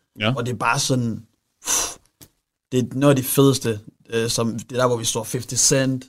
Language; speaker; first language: Danish; early bilingual, other home language; Rundi